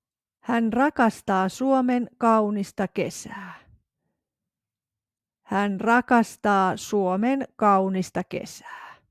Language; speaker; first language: Finnish; non-native, fluent; English